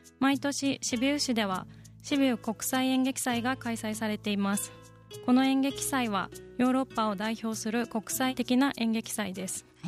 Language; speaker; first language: Japanese; native; Japanese